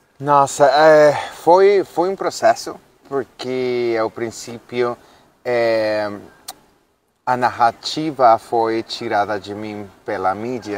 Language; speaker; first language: Portuguese; non-native, fluent; Spanish